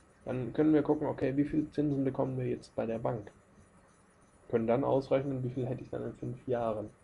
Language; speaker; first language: German; native; German